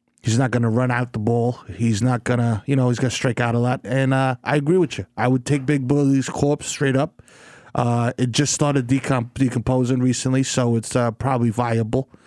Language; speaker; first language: English; early bilingual, other home language; Spanish